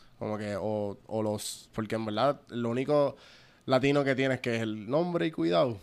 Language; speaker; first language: Spanish; early bilingual, heritage; Spanish